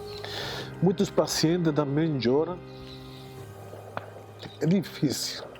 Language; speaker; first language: Portuguese; non-native, fluent; Spanish